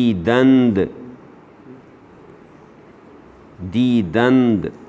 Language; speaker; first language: Persian; non-native, fluent; Urdu